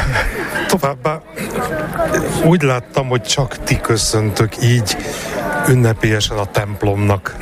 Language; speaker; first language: Hungarian; native; Hungarian